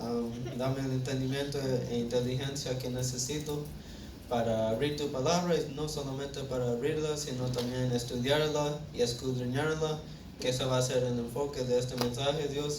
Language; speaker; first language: Spanish; early bilingual, heritage; Spanish